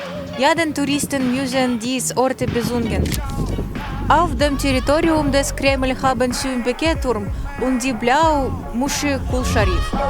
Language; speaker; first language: German; non-native, learner; Russian